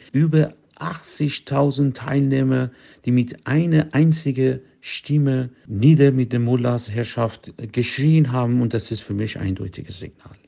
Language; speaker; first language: German; non-native, fluent; Persian